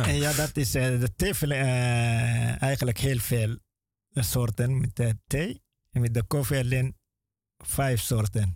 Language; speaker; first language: Dutch; non-native, learner; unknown